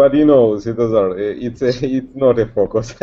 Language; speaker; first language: English; non-native, learner; Russian